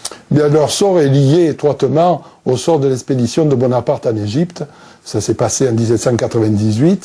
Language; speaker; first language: French; native; French